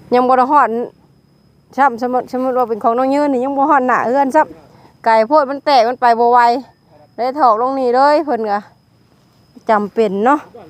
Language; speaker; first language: Thai; native; Thai